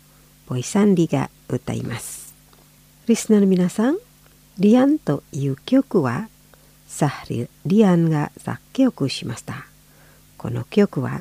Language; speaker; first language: Japanese; non-native, fluent; Indonesian